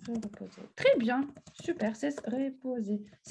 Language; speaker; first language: French; non-native, fluent; Russian